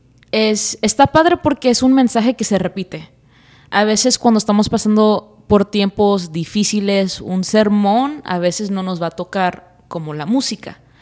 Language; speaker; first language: Spanish; early bilingual, heritage; Spanish